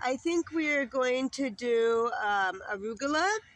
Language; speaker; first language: English; native; English